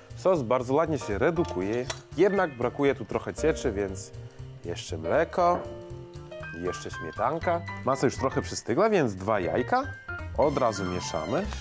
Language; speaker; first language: Polish; native; Polish